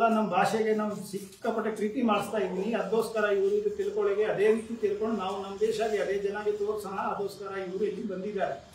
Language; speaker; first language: Kannada; non-native, learner; Punjabi